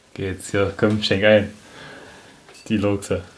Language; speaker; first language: German; native; German